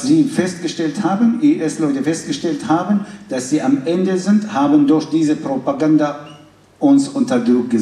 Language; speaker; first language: German; non-native, fluent; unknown